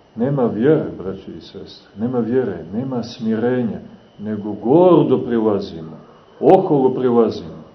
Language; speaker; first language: Serbian; native; Serbian